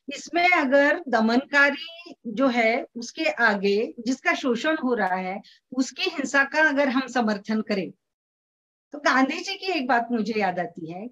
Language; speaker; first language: Hindi; non-native, local second language; Marathi